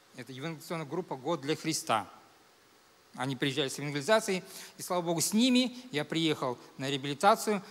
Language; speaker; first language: Russian; native; Russian